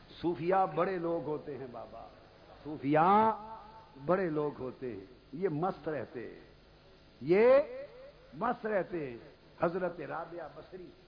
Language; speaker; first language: Urdu; non-native, local second language; Punjabi